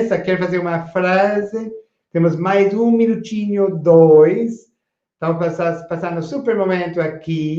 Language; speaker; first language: Portuguese; non-native, fluent; English